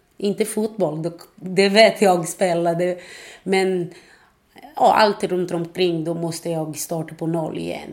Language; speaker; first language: Swedish; non-native, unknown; Portuguese